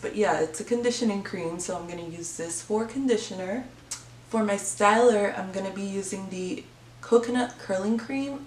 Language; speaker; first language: English; native; English